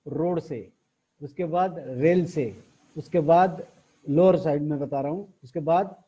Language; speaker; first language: Hindi; non-native, local second language; Marathi